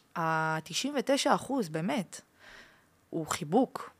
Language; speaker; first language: Hebrew; early bilingual, heritage; French